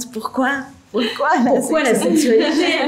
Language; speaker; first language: French; non-native, local second language; Dutch